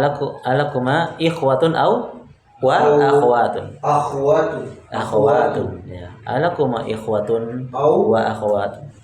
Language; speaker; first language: Arabic; non-native, fluent; Indonesian